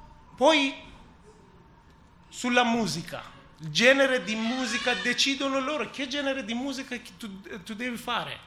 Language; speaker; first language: Italian; non-native, learner; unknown